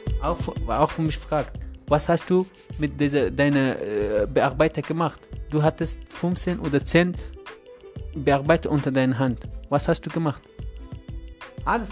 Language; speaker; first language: German; non-native, learner; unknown